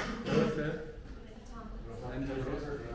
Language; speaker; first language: Korean; native; Korean